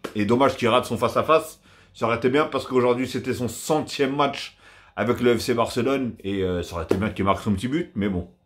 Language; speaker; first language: French; native; French